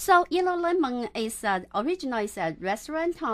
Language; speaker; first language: English; non-native, local second language; Chinese